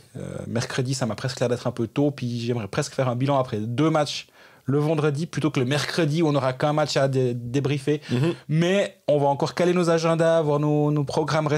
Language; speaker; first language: French; native; French